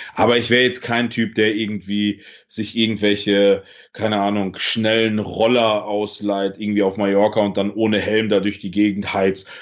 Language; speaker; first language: German; early bilingual, other home language; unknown